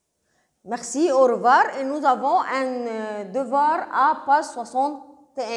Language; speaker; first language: French; non-native, local second language; Arabic